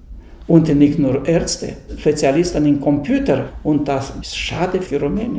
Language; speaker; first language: German; non-native, fluent; Romanian